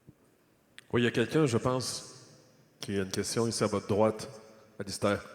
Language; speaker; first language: French; native; French